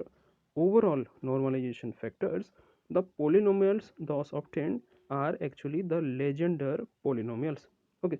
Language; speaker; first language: English; non-native, local second language; Odia